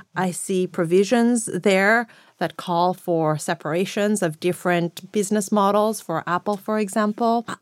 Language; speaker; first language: English; non-native, fluent; Greek